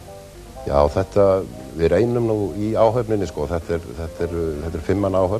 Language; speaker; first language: Icelandic; native; Icelandic